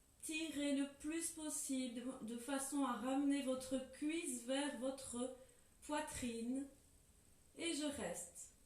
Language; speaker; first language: French; native; French